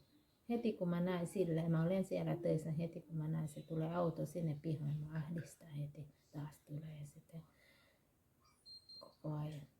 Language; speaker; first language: Finnish; non-native, learner; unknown